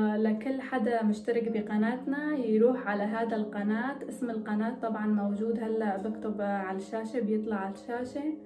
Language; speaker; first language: Arabic; non-native, local second language; Kurdish